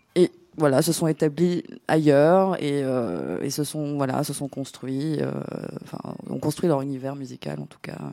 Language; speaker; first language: French; non-native, fluent; Greek